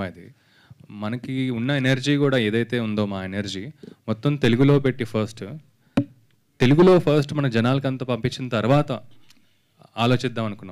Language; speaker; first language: Telugu; native; Telugu